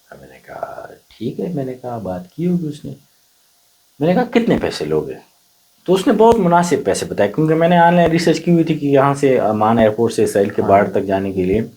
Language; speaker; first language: Urdu; non-native, local second language; Pashto